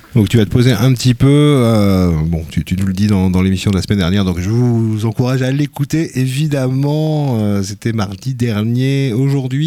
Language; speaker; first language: French; native; French